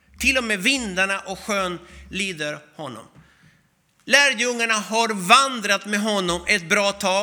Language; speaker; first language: Swedish; non-native, fluent; Spanish